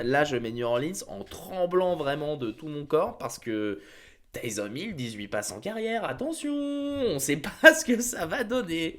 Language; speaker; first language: French; native; French